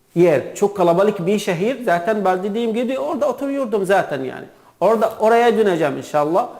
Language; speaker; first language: Turkish; non-native, learner; Arabic